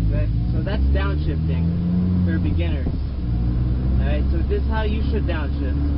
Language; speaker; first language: English; native; English